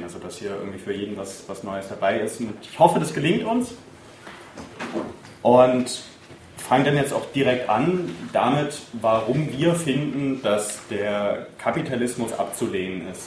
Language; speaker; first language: German; native; German